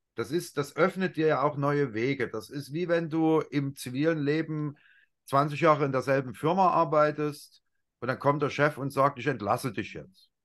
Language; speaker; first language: German; native; German